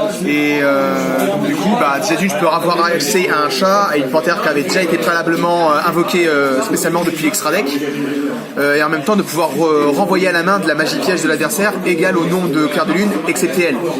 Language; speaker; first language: French; native; French